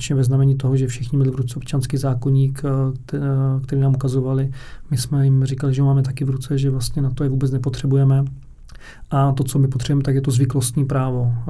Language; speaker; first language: Czech; native; Czech